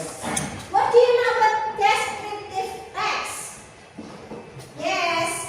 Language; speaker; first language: English; non-native, learner; Indonesian